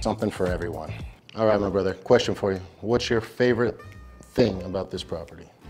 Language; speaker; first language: English; native; English